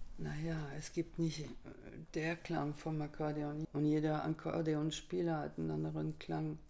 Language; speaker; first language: German; non-native, fluent; French